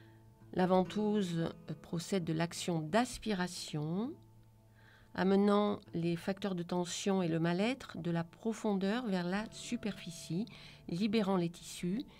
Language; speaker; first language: French; native; French